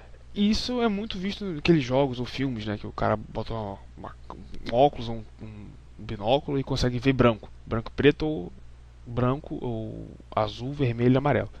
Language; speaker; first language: Portuguese; native; Portuguese